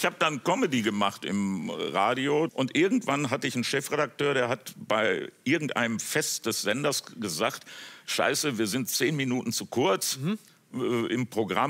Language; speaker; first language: German; native; German